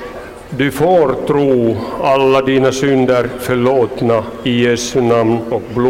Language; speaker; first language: Swedish; non-native, local second language; Finnish